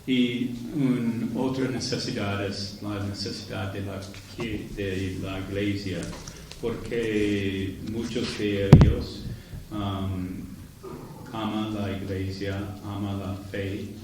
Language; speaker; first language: Spanish; non-native, learner; English